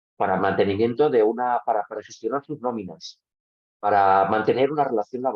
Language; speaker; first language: Spanish; non-native, local second language; Catalan